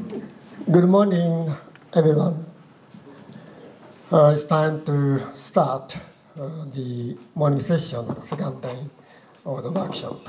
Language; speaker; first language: English; non-native, fluent; Japanese